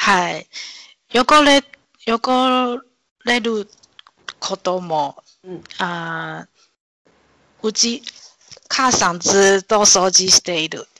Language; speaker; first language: Japanese; non-native, learner; Chinese